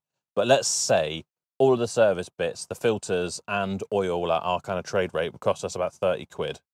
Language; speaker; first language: English; native; English